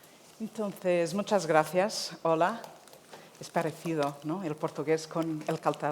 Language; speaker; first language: Spanish; non-native, fluent; Portuguese